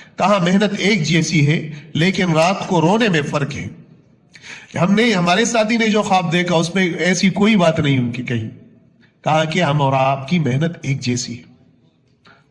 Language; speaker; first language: Urdu; non-native, local second language; Punjabi